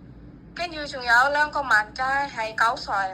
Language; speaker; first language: Cantonese; non-native, learner; Indonesian